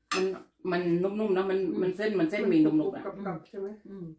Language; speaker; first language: Thai; native; Thai